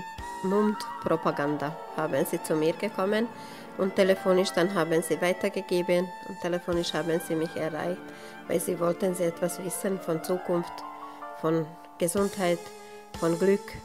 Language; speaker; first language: German; non-native, local second language; Serbian